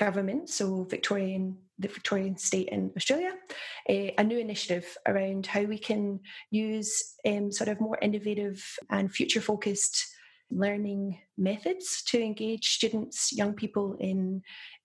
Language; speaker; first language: English; native; English